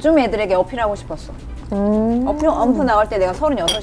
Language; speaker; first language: Korean; native; Korean